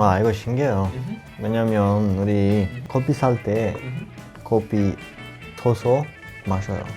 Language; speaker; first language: Korean; non-native, learner; Italian